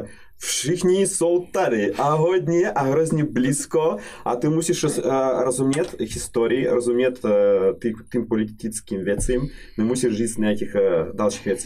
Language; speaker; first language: Czech; non-native, fluent; Russian